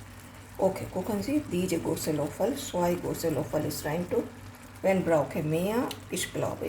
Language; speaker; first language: German; non-native, learner; Hindi